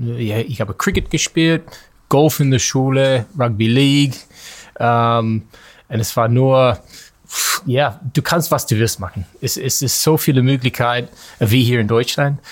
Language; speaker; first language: German; non-native, learner; English